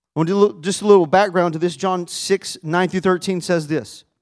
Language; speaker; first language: English; native; English